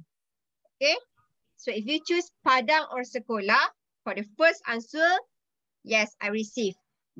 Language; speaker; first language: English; non-native, local second language; Malay